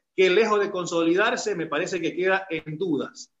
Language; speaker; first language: Spanish; native; Spanish